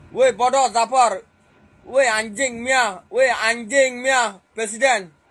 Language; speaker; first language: Malay; non-native, fluent; Rohingya